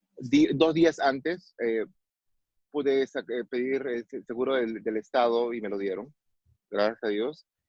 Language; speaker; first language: Spanish; native; Spanish